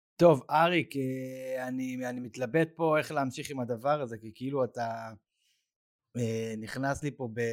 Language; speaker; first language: Hebrew; native; Hebrew